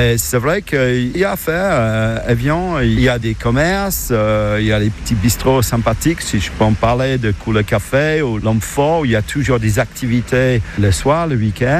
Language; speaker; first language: French; non-native, fluent; English